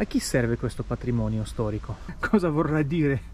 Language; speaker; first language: Italian; non-native, fluent; Russian